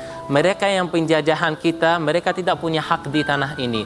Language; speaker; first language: Indonesian; non-native, fluent; Arabic